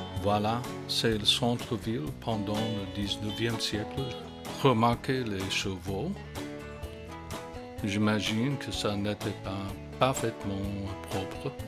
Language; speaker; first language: French; non-native, fluent; English